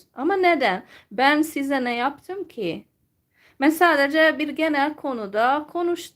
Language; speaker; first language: Turkish; non-native, fluent; Hungarian